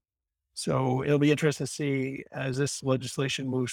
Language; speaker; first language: English; native; English